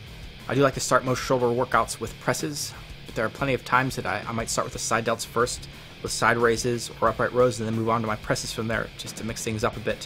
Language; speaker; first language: English; native; English